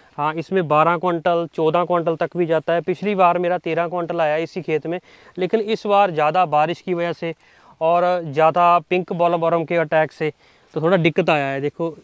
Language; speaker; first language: Hindi; non-native, local second language; Punjabi